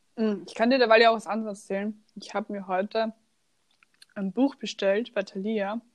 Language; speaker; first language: German; native; German